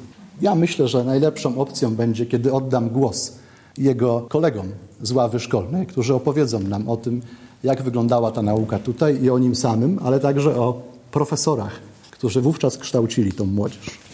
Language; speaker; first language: Polish; native; Polish